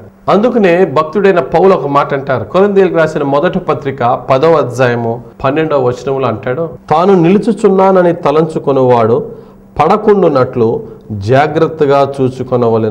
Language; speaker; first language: Telugu; native; Telugu